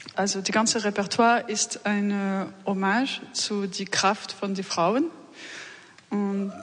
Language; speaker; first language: German; non-native, fluent; French